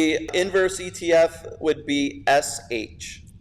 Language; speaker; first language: English; native; English